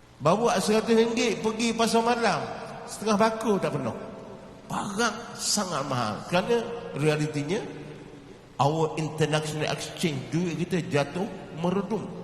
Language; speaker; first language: Malay; native; Malay